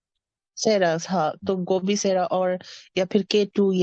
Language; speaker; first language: Hindi; non-native, fluent; Bangla